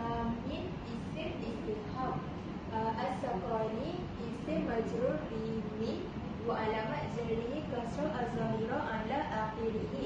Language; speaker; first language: Arabic; non-native, learner; Malay